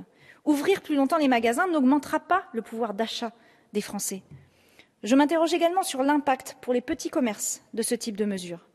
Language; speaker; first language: French; native; French